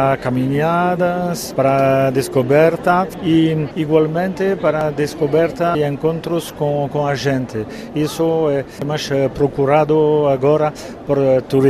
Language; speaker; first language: Portuguese; non-native, fluent; French